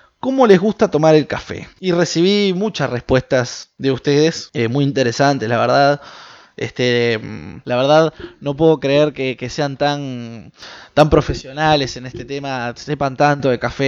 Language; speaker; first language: Spanish; native; Spanish